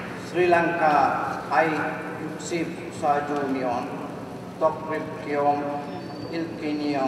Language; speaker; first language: Korean; non-native, learner; Sinhala